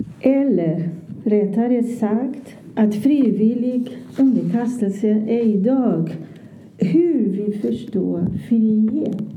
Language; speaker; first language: Swedish; non-native, fluent; Portuguese